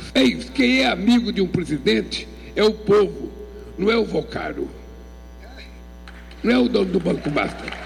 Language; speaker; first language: Portuguese; native; Portuguese